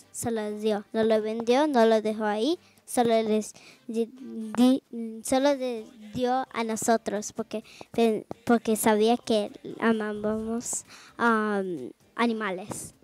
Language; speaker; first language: Spanish; early bilingual, heritage; Spanish